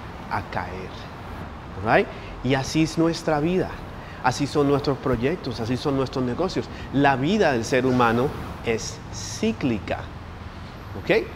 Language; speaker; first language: Spanish; native; Spanish